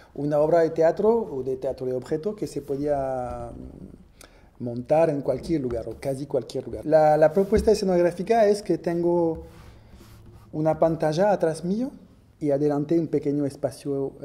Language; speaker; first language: Spanish; non-native, fluent; French